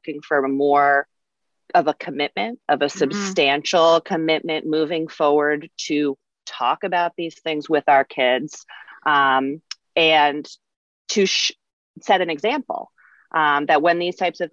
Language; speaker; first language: English; native; English